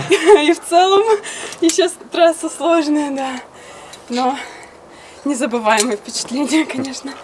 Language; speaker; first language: Russian; native; Russian